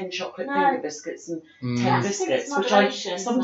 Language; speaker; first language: English; native; English